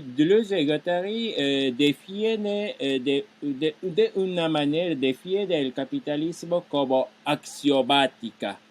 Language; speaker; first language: Spanish; non-native, fluent; Japanese